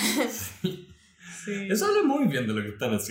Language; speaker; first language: Spanish; native; Spanish